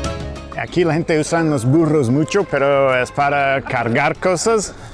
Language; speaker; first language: Spanish; non-native, fluent; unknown